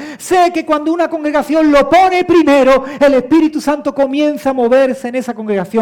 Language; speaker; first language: Spanish; native; Spanish